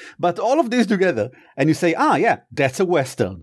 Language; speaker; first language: English; non-native, fluent; Hebrew